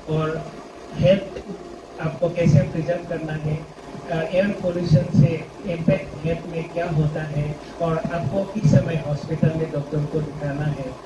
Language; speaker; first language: Hindi; non-native, local second language; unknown